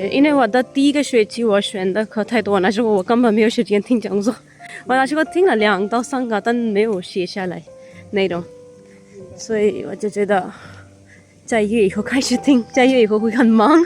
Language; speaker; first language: Chinese; non-native, fluent; Urdu